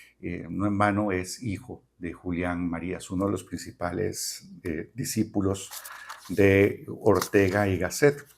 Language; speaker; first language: Spanish; native; Spanish